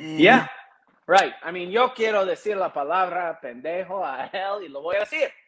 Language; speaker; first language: Spanish; non-native, learner; English